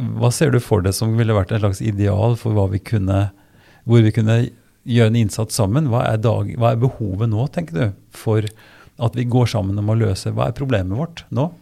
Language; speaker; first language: Norwegian; native; Norwegian